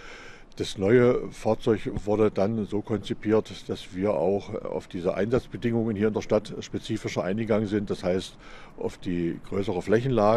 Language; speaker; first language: German; native; German